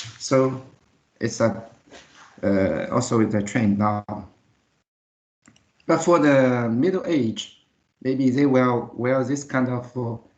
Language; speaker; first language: English; non-native, learner; Chinese